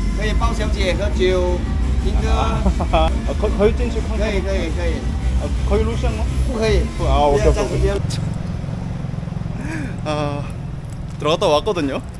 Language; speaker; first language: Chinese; non-native, learner; Korean